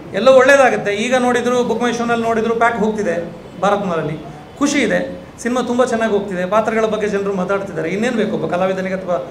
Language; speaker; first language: Kannada; non-native, local second language; Tulu